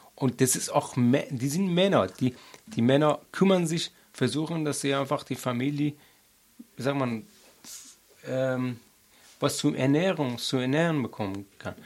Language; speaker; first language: German; non-native, learner; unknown